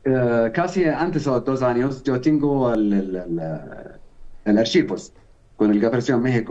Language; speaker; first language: Spanish; non-native, learner; Arabic